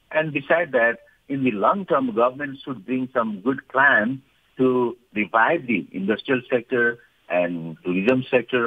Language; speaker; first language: English; non-native, fluent; Nepali